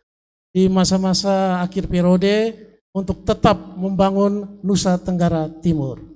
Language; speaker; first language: Indonesian; native; Indonesian